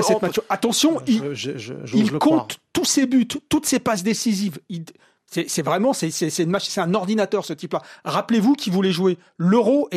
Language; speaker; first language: French; native; French